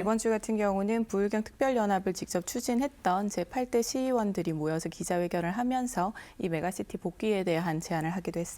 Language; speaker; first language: Korean; native; Korean